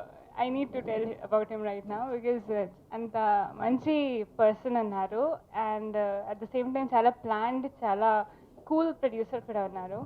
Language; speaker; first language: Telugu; non-native, fluent; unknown